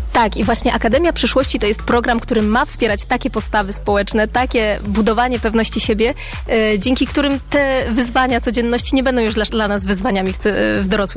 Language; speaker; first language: Polish; native; Polish